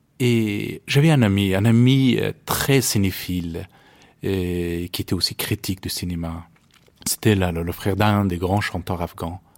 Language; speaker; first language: French; non-native, fluent; Persian